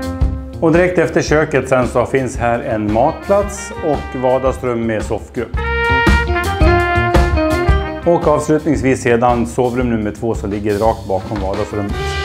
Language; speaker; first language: Swedish; native; Swedish